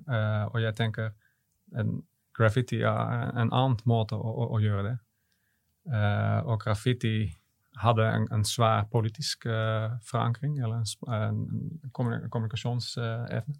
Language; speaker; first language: Norwegian; non-native, fluent; Dutch